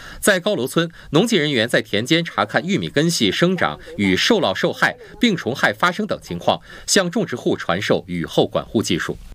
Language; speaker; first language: Chinese; native; Chinese